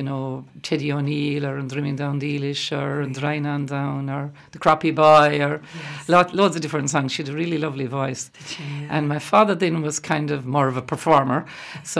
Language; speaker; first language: English; native; English